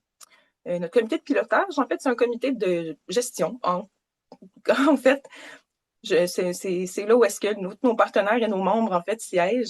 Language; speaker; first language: French; native; French